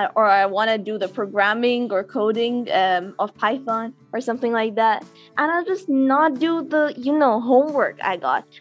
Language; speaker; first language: English; non-native, local second language; Urdu